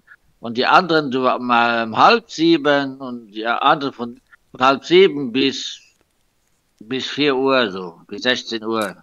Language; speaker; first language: German; non-native, local second language; Luxembourgish